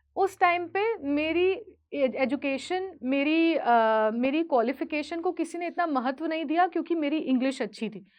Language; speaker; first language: Hindi; native; Hindi